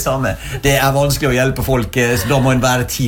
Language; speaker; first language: Norwegian; native; Norwegian